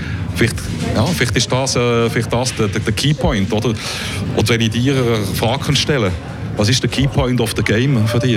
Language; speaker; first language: German; native; German